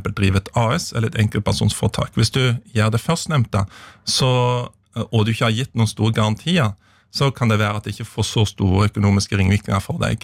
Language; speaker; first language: Norwegian; native; Norwegian